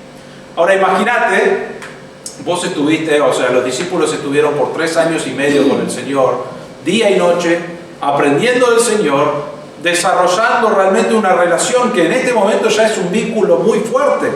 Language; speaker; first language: Spanish; native; Spanish